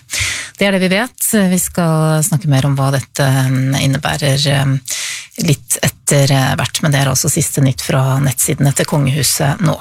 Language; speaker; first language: Norwegian; native; Norwegian